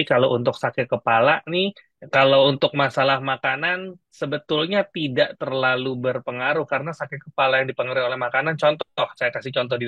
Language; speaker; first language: Indonesian; native; Indonesian